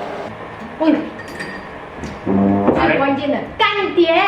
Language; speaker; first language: Chinese; native; Chinese